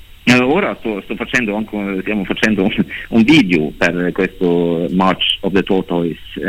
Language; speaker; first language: Italian; non-native, learner; Norwegian